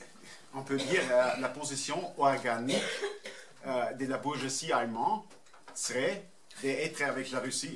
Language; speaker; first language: French; non-native, fluent; German